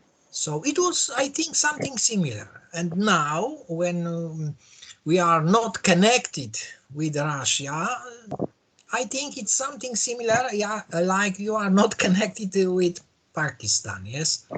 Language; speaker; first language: English; non-native, learner; Polish